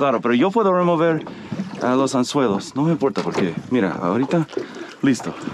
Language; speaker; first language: Spanish; non-native, learner; English